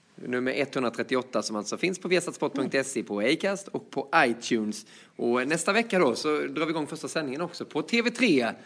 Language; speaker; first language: Swedish; native; Swedish